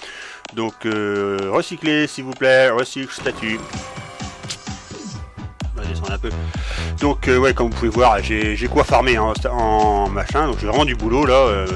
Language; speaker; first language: French; native; French